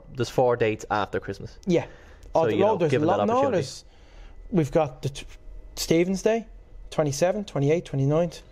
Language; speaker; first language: English; native; English